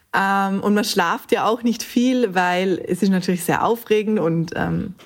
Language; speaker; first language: German; native; German